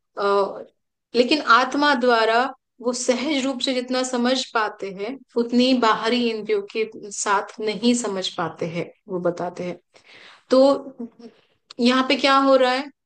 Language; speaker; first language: Hindi; native; Hindi